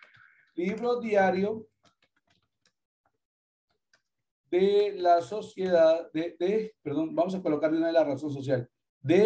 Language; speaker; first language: Spanish; native; Spanish